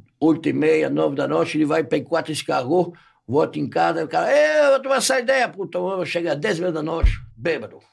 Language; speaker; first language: Portuguese; non-native, fluent; French